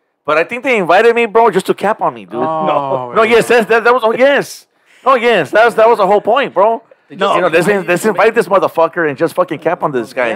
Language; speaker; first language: English; early bilingual, other home language; Spanish